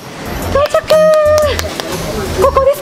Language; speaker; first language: Japanese; native; Japanese